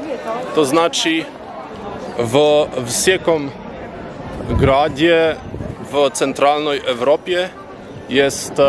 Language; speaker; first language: Polish; non-native, learner; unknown